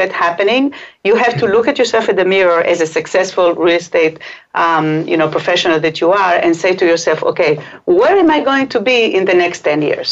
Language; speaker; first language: English; non-native, fluent; Hebrew